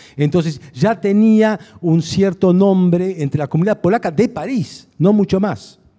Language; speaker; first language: Spanish; early bilingual, other home language; Hungarian